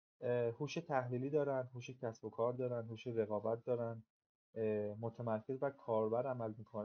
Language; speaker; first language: Persian; native; Persian